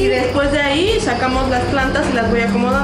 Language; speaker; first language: Spanish; native; Spanish